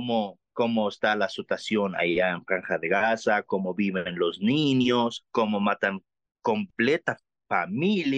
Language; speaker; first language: Spanish; non-native, learner; Arabic